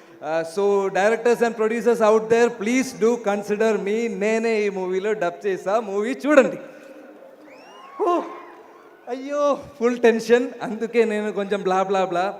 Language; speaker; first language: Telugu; non-native, learner; Malayalam